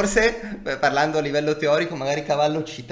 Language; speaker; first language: Italian; native; Italian